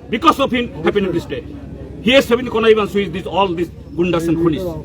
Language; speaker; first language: English; non-native, local second language; Bangla